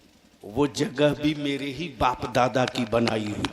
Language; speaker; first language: Urdu; native; Urdu